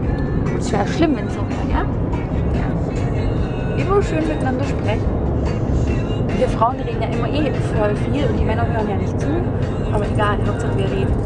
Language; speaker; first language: German; native; German